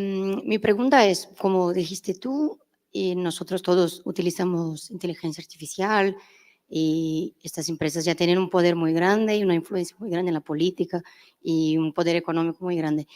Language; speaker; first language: Spanish; non-native, learner; Portuguese